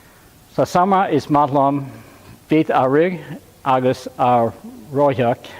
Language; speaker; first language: Irish; non-native, learner; English